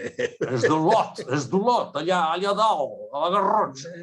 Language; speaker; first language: Catalan; non-native, fluent; Portuguese